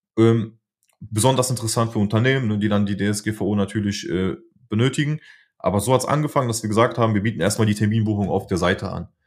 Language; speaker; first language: German; early bilingual, other home language; Polish